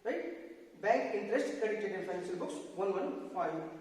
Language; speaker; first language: English; non-native, local second language; Kannada